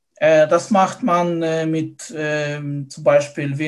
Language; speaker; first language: German; non-native, fluent; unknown